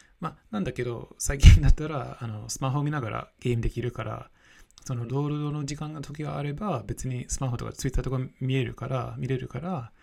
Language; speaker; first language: Japanese; non-native, fluent; English